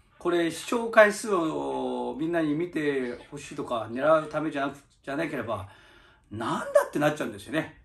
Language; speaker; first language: Japanese; early bilingual, other home language; Chinese